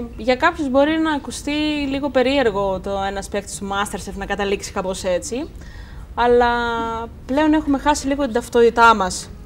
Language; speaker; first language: Greek; native; Greek